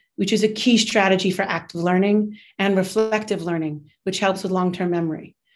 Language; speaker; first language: English; native; English